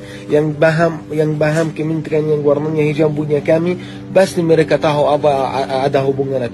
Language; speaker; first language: Indonesian; non-native, fluent; Arabic